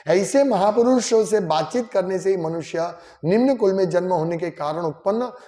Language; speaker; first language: Hindi; non-native, local second language; Gujarati